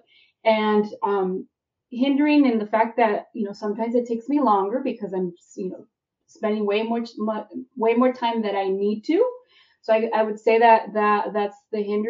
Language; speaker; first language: English; native; English